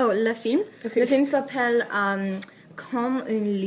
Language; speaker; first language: French; non-native, learner; Persian